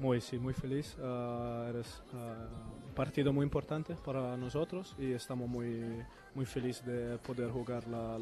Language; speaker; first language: Spanish; non-native, learner; Italian